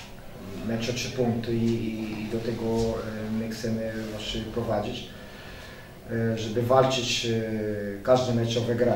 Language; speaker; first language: Polish; non-native, fluent; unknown